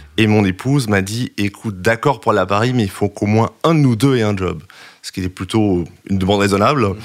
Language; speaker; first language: French; native; French